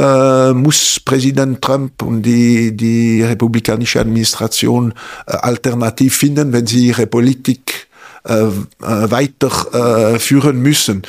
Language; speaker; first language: German; non-native, local second language; French